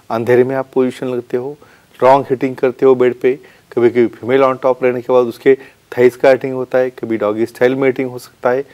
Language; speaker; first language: Hindi; non-native, local second language; Marathi